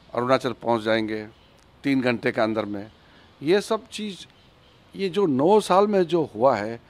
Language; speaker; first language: Hindi; native; Hindi